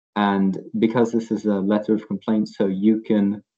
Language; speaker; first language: English; non-native, fluent; Lithuanian